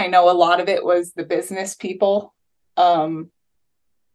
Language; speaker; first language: English; native; English